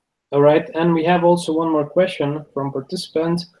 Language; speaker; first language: English; non-native, fluent; Lithuanian